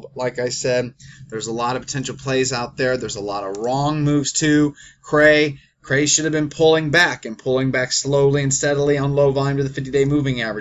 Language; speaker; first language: English; native; English